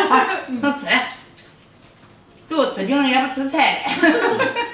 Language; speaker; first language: Chinese; native; Chinese